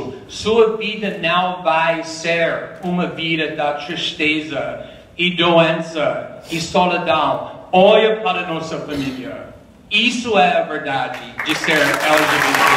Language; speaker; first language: Portuguese; non-native, fluent; English